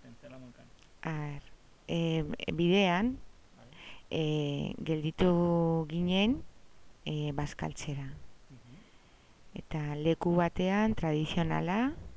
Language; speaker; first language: Basque; non-native, learner; Spanish